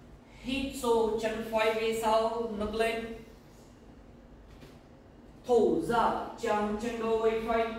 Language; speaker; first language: Vietnamese; non-native, learner; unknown